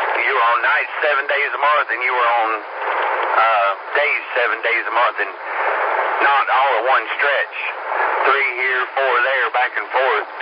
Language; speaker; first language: English; native; English